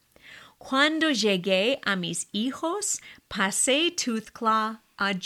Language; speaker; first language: Spanish; non-native, fluent; English